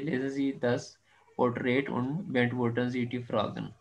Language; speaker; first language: German; non-native, fluent; Urdu